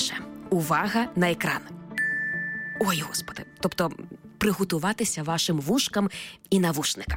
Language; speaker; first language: Ukrainian; native; Ukrainian